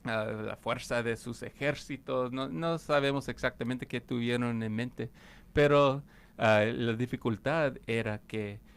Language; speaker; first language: Spanish; non-native, fluent; English